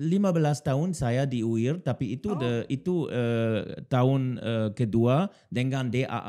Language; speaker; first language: Indonesian; non-native, learner; German